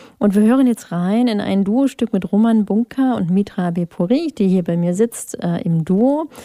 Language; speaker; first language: German; native; German